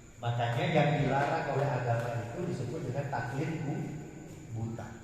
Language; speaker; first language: Indonesian; non-native, local second language; Madurese